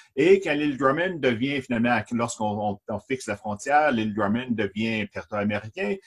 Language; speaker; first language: French; native; French